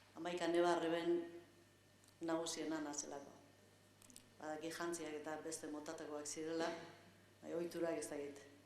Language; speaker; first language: Basque; non-native, local second language; Spanish